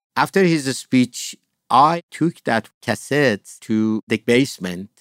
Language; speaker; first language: English; non-native, fluent; Persian